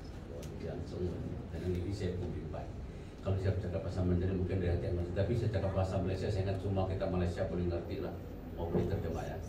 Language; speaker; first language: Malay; non-native, local second language; Chinese